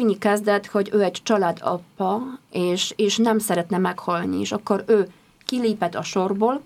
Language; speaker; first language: Hungarian; non-native, fluent; Polish